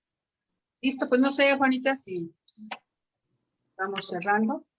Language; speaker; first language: Spanish; native; Spanish